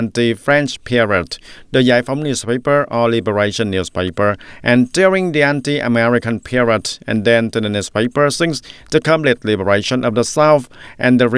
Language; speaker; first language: English; non-native, fluent; Vietnamese